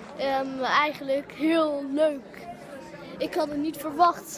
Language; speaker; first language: Dutch; early bilingual, other home language; Arabic